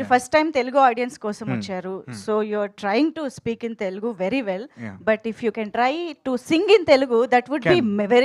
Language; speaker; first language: Telugu; native; Telugu